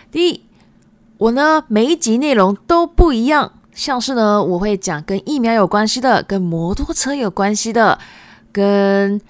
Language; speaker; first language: Chinese; early bilingual, other home language; Japanese